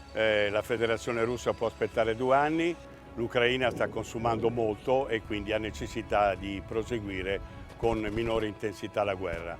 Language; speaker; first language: Italian; native; Italian